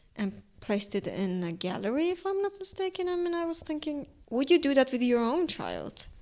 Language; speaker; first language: English; non-native, fluent; Azerbaijani